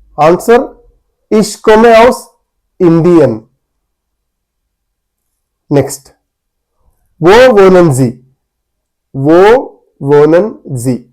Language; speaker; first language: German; non-native, learner; Telugu